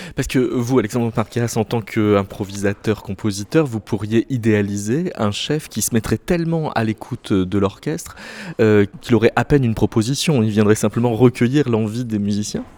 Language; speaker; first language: French; native; French